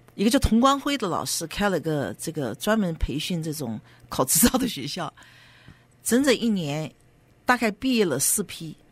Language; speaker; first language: Chinese; native; Chinese